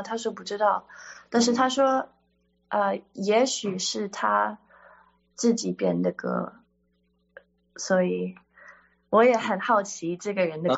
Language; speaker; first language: Chinese; early bilingual, heritage; Chinese